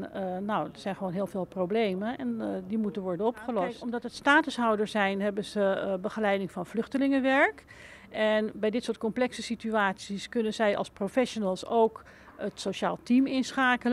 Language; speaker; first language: Dutch; native; Dutch